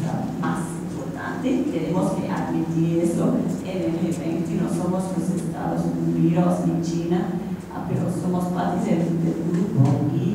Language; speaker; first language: Spanish; non-native, fluent; English